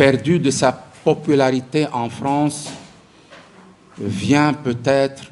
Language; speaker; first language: French; non-native, local second language; Arabic